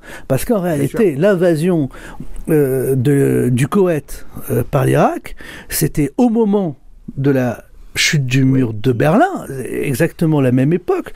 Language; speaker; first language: French; native; French